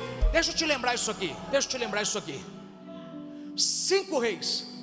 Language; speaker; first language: Portuguese; native; Portuguese